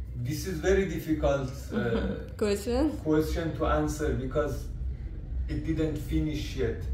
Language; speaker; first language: English; non-native, fluent; Persian